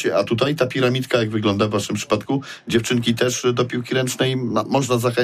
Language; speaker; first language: Polish; native; Polish